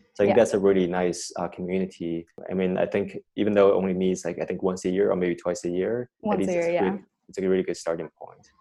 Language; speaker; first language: English; non-native, fluent; Chinese